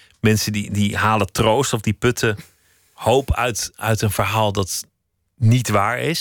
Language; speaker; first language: Dutch; native; Dutch